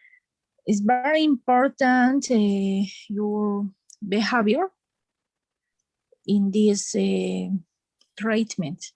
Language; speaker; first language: English; non-native, learner; Spanish